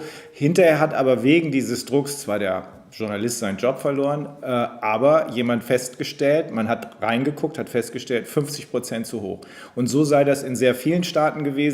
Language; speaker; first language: German; native; German